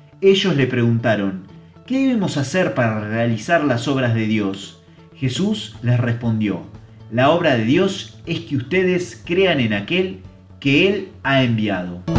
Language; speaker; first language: Spanish; native; Spanish